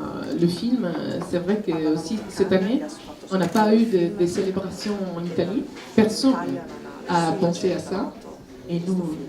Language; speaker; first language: French; non-native, fluent; Italian